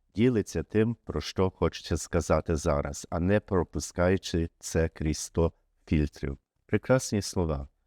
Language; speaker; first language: Ukrainian; early bilingual, heritage; Ukrainian